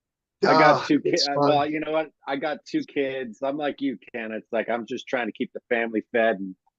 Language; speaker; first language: English; native; English